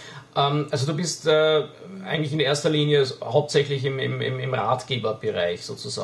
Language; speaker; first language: German; native; German